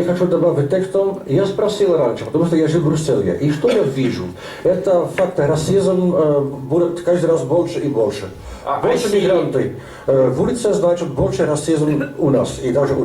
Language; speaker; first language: Russian; non-native, learner; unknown